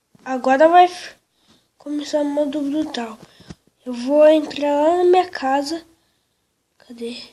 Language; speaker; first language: Portuguese; native; Portuguese